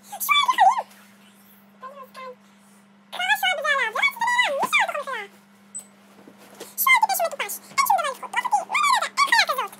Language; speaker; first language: Hebrew; native; Hebrew